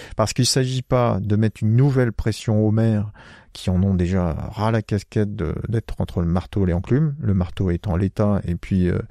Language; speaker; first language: French; native; French